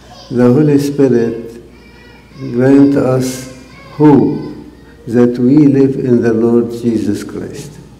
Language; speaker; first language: English; non-native, fluent; Arabic